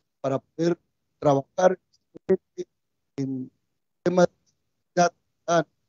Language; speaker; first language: Spanish; native; Spanish